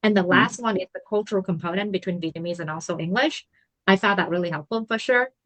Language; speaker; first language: English; non-native, fluent; Vietnamese